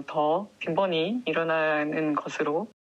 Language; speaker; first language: Korean; native; Korean